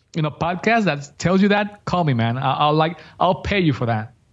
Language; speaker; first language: English; non-native, fluent; Spanish